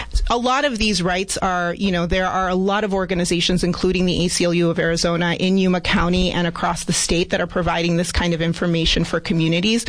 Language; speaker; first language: English; early bilingual, other home language; Spanish